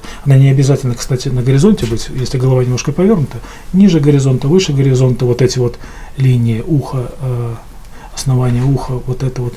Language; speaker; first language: Russian; native; Russian